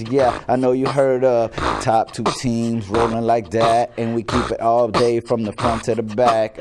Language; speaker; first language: English; native; English